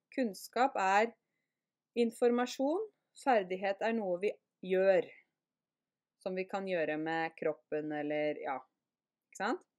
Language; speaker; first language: Norwegian; native; Norwegian